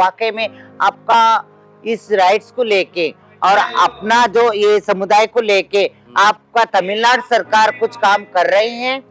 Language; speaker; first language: Hindi; native; Hindi